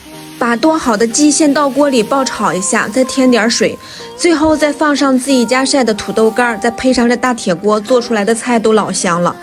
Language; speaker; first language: Chinese; native; Chinese